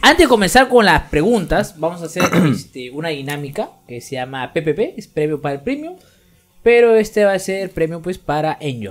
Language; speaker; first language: Spanish; native; Spanish